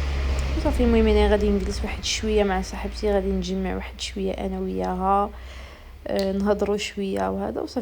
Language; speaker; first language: Arabic; native; Arabic